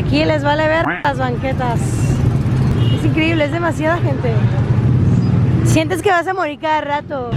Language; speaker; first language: Spanish; native; Spanish